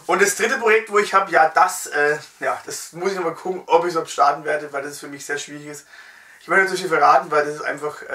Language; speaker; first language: German; native; German